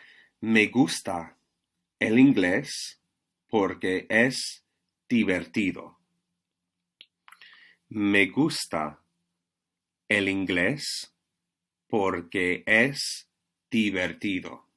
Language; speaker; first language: Spanish; non-native, fluent; English